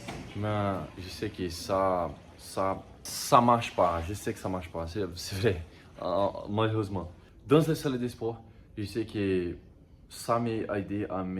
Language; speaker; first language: French; non-native, learner; Portuguese